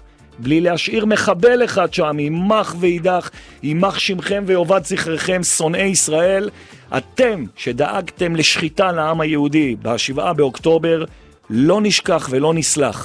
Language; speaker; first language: Hebrew; native; Hebrew